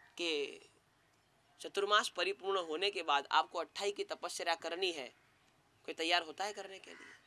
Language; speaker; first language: Hindi; non-native, local second language; Gujarati